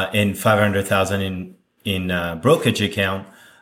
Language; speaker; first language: English; non-native, fluent; French